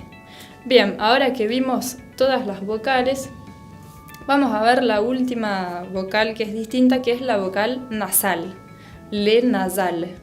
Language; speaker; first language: Spanish; non-native, fluent; French